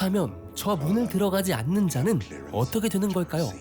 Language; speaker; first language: Korean; native; Korean